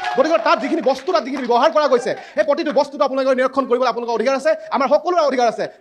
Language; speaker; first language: Assamese; non-native, local second language; Mising